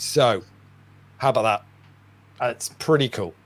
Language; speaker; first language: English; native; English